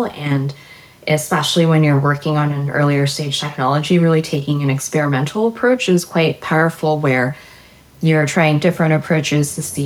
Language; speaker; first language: English; native; English